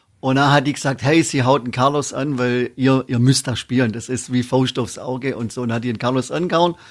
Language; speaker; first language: German; native; German